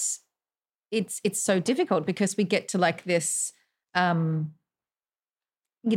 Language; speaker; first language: English; native; English